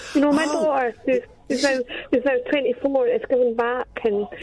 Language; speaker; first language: English; native; English